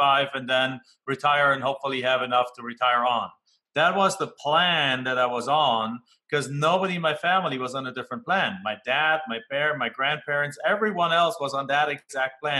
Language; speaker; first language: English; non-native, fluent; German